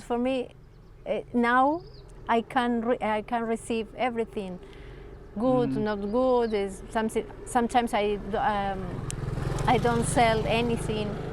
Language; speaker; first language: English; non-native, learner; Spanish